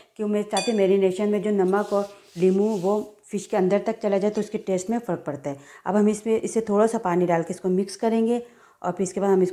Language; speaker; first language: Urdu; native; Urdu